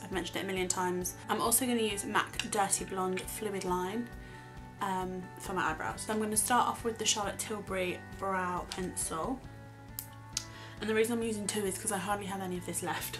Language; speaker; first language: English; native; English